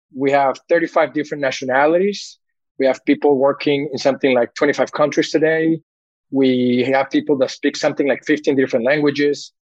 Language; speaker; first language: English; early bilingual, other home language; Spanish